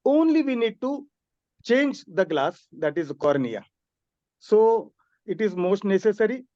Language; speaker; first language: English; non-native, local second language; Hindi